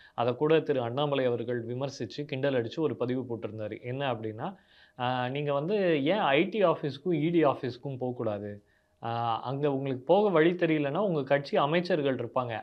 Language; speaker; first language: Tamil; native; Tamil